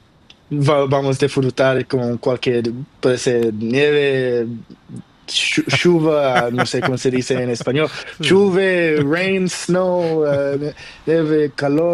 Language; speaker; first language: Spanish; non-native, learner; Portuguese